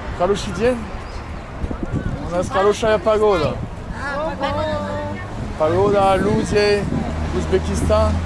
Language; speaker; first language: Russian; non-native, learner; French